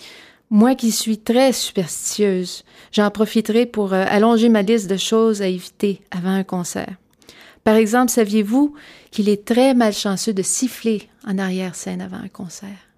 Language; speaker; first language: French; native; French